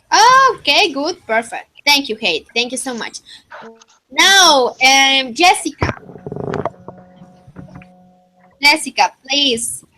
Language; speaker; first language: English; non-native, fluent; Spanish